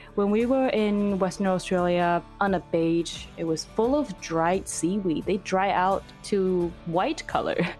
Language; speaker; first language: English; non-native, fluent; Chinese